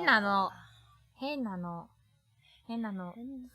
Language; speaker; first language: Japanese; non-native, learner; English